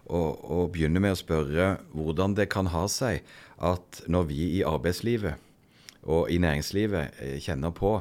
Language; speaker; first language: Norwegian; native; Norwegian